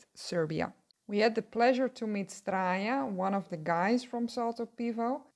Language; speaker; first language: English; non-native, fluent; Serbian